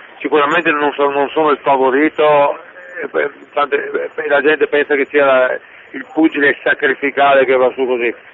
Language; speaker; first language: Italian; native; Italian